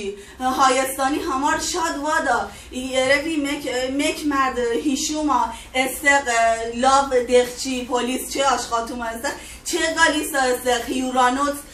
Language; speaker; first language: Armenian; non-native, learner; Persian